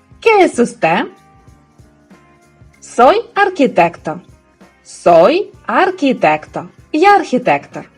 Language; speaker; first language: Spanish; non-native, fluent; Ukrainian